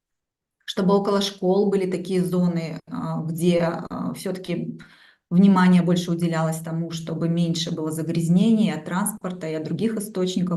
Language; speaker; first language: Russian; native; Russian